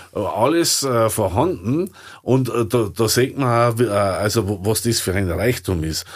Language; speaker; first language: German; native; German